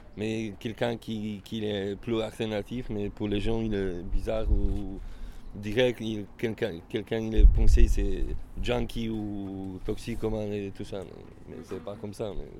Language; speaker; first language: French; non-native, learner; Polish